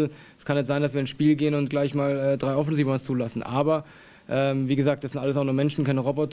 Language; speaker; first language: German; native; German